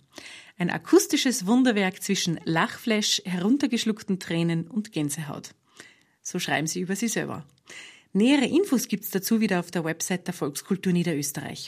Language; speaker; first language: German; native; German